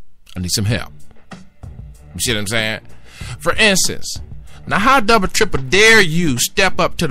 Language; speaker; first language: English; native; English